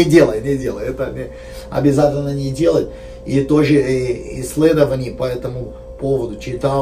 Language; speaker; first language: Russian; non-native, learner; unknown